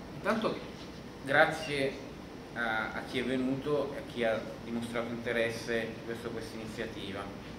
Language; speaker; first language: Italian; native; Italian